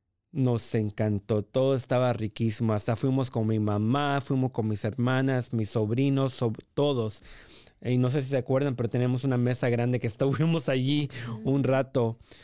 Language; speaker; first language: Spanish; early bilingual, heritage; Spanish